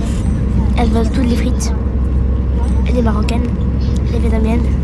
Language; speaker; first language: French; native; French